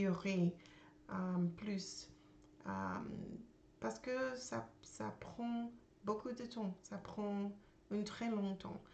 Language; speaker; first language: French; non-native, learner; English